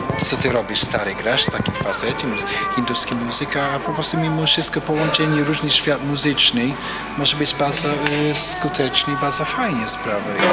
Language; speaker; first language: Polish; non-native, fluent; English